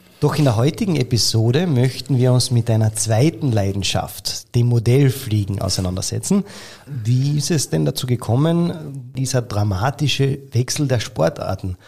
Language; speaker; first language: German; native; German